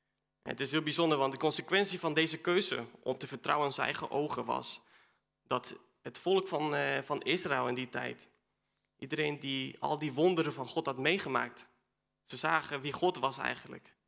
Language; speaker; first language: Dutch; non-native, fluent; Spanish